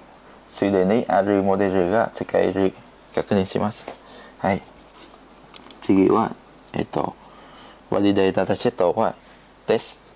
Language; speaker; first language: Japanese; non-native, learner; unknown